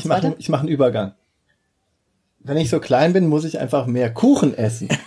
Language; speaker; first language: German; native; German